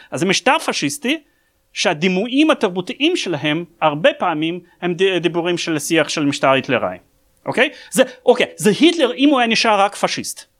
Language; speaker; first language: Hebrew; non-native, fluent; Russian